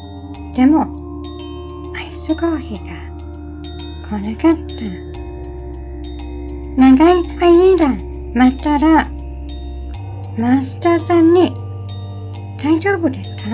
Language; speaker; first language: Japanese; non-native, learner; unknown